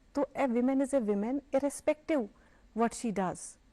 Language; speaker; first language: English; non-native, local second language; Urdu